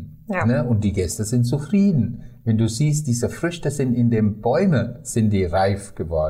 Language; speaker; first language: German; non-native, fluent; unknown